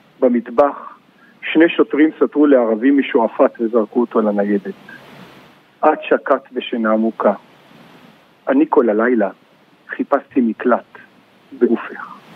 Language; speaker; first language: Hebrew; native; Hebrew